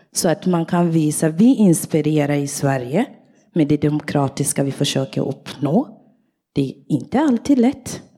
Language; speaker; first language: Swedish; early bilingual, other home language; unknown